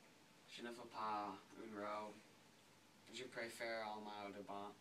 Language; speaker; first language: French; non-native, learner; English